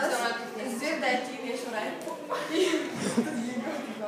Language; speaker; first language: Latvian; non-native, local second language; Russian